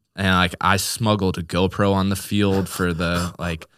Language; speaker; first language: English; native; English